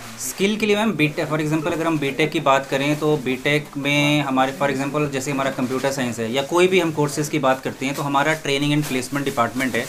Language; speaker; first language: Hindi; native; Hindi